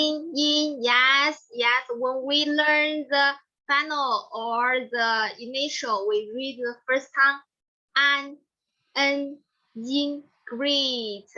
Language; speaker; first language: English; non-native, learner; Chinese